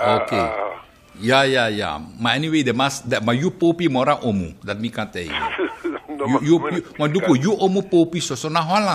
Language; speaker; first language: Dutch; native; Dutch